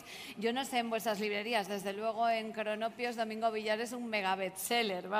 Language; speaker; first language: Spanish; native; Spanish